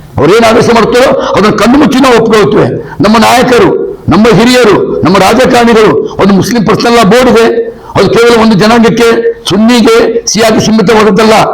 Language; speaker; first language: Kannada; non-native, local second language; Urdu